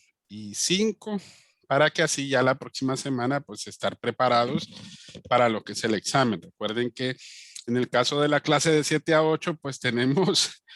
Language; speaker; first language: Spanish; native; Spanish